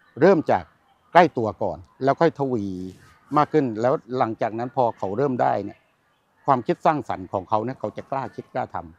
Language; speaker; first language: Thai; native; Thai